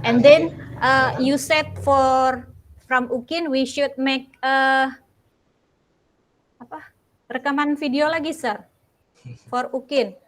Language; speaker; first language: English; non-native, learner; Indonesian